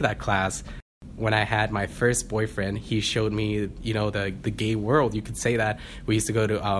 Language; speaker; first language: English; non-native, fluent; Spanish